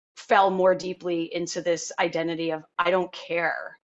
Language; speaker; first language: English; native; English